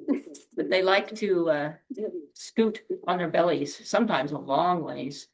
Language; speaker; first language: English; native; English